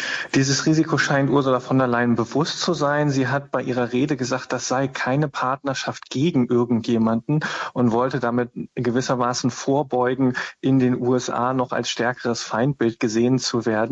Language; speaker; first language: German; native; German